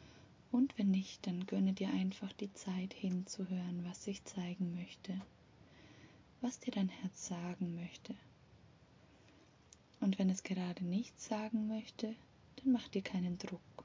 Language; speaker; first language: German; native; German